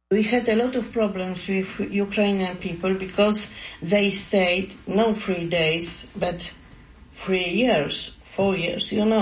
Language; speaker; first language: English; non-native, learner; Polish